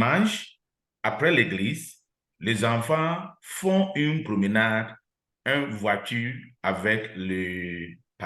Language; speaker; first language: French; non-native, learner; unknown